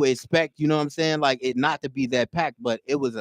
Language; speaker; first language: English; native; English